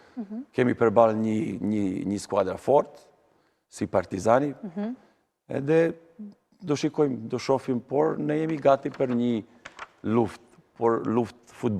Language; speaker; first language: Albanian; non-native, learner; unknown